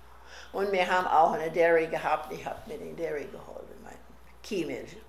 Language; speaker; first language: German; early bilingual, heritage; German